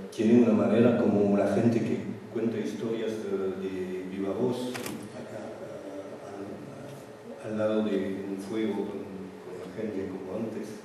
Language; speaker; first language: Spanish; non-native, fluent; French